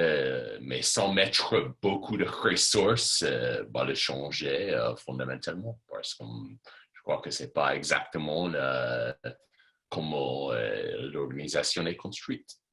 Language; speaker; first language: French; non-native, fluent; English